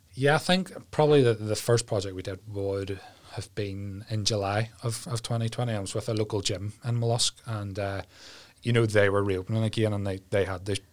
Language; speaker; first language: English; native; English